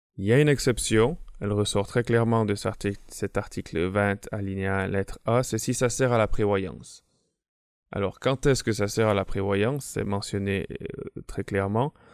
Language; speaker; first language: French; native; French